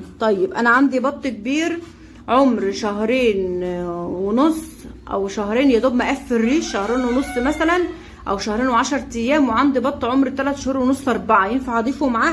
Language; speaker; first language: Arabic; native; Arabic